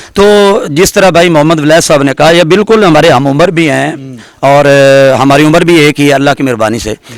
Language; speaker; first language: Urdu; non-native, local second language; Punjabi